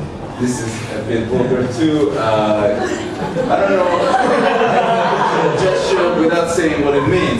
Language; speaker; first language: English; non-native, learner; Italian